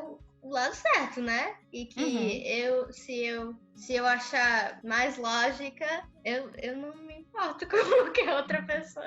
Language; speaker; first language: Portuguese; early bilingual, other home language; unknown